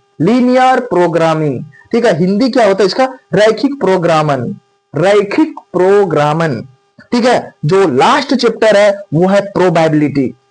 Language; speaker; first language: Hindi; native; Hindi